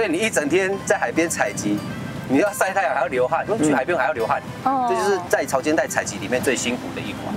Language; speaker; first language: Chinese; native; Chinese